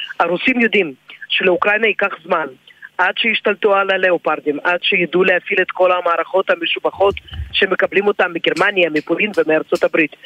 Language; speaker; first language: Hebrew; non-native, fluent; Russian